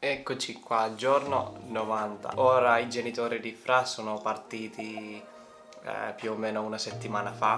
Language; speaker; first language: Italian; non-native, learner; Finnish